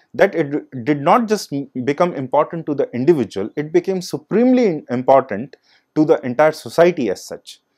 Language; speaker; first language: English; non-native, local second language; Hindi